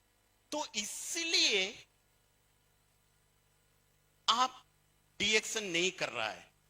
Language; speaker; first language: Hindi; non-native, local second language; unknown